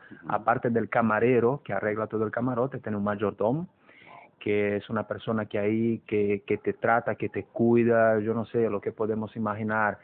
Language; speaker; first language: Spanish; non-native, fluent; Portuguese